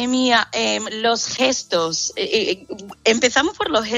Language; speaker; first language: Spanish; non-native, fluent; English